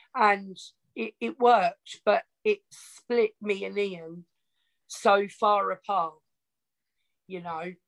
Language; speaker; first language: English; native; English